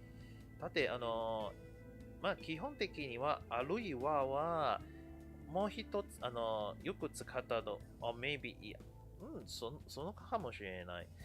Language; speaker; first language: Japanese; non-native, fluent; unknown